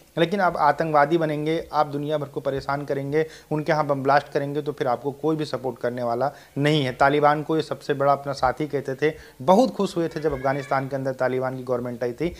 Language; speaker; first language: Hindi; native; Hindi